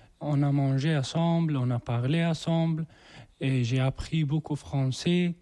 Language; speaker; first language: French; non-native, learner; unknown